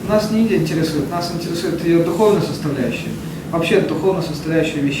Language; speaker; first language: Russian; native; Russian